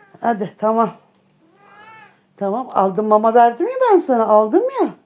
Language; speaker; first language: Turkish; native; Turkish